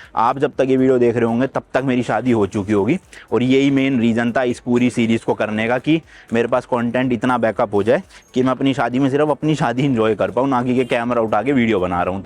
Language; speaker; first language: Hindi; native; Hindi